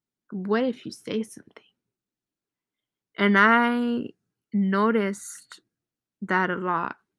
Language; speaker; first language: English; early bilingual, other home language; Spanish